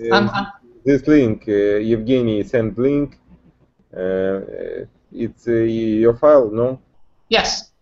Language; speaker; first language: English; non-native, learner; Russian